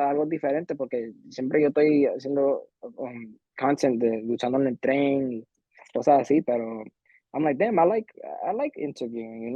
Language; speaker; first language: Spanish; early bilingual, heritage; Spanish